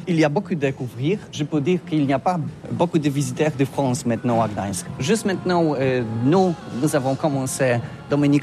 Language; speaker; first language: French; non-native, learner; Polish